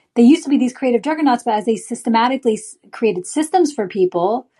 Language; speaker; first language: English; native; English